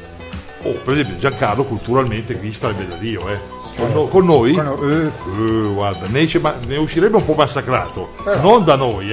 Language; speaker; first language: Italian; native; Italian